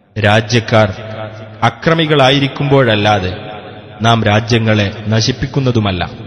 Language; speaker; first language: Malayalam; native; Malayalam